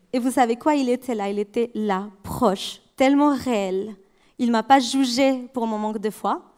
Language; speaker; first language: French; non-native, fluent; Spanish